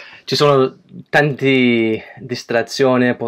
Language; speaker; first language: Italian; non-native, learner; English